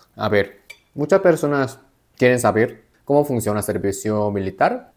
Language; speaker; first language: Spanish; non-native, fluent; Korean